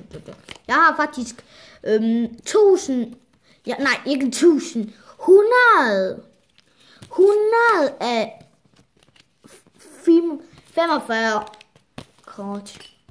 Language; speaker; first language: Danish; early bilingual, other home language; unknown